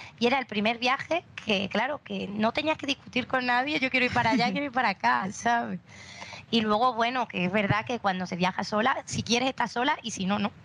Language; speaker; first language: Spanish; native; Spanish